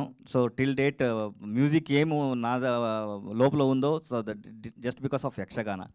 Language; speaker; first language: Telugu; non-native, learner; Kannada